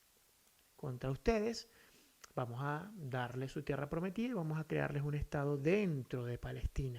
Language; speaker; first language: Spanish; native; Spanish